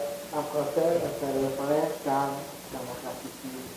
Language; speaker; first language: French; non-native, fluent; Vietnamese